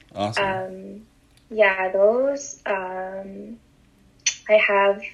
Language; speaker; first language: English; native; English